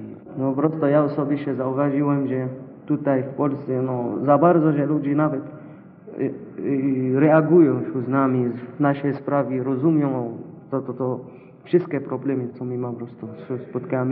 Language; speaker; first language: Polish; non-native, learner; Arabic